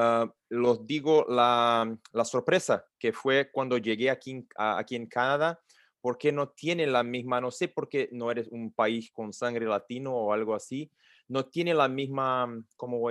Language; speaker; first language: Spanish; non-native, learner; Portuguese